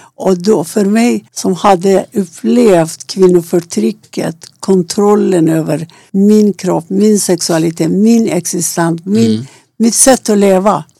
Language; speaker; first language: Swedish; non-native, fluent; Persian